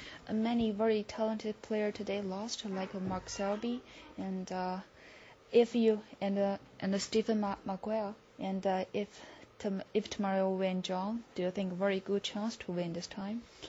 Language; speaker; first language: English; non-native, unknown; Chinese